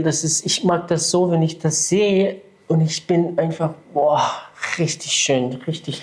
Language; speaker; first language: German; non-native, fluent; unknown